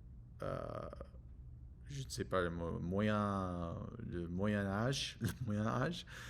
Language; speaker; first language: French; non-native, learner; English